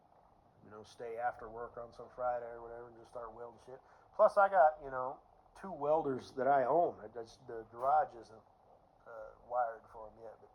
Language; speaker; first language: English; native; English